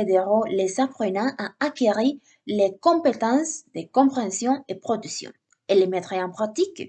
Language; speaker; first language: French; non-native, learner; Spanish